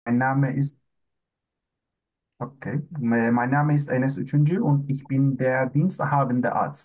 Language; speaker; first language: German; non-native, learner; Turkish